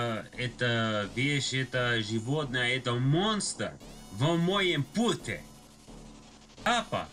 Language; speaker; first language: Russian; non-native, learner; English